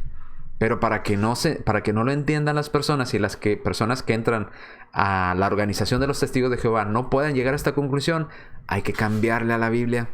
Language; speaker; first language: Spanish; native; Spanish